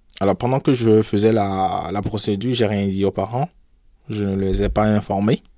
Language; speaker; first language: French; non-native, local second language; Fon